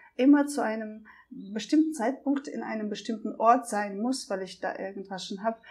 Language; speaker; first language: German; non-native, fluent; Russian